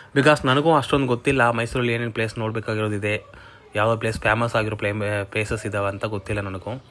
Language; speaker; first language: Kannada; non-native, fluent; Tamil